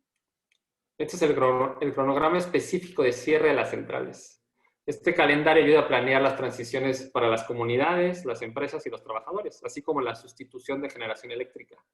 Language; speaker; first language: Spanish; native; Spanish